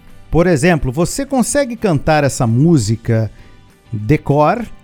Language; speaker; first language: Portuguese; native; Portuguese